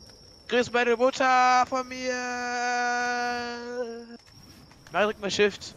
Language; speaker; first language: German; native; German